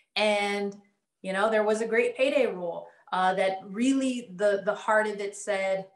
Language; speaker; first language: English; native; English